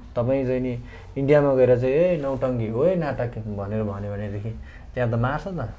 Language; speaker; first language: Nepali; non-native, local second language; Gurung